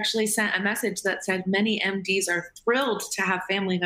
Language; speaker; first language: English; native; English